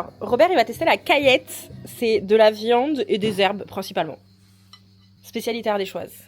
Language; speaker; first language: French; native; French